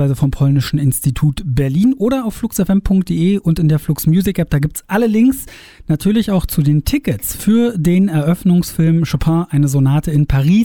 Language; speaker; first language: German; native; German